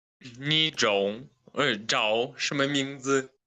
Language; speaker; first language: Chinese; non-native, learner; Kyrgyz